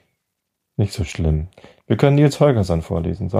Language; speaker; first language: German; native; German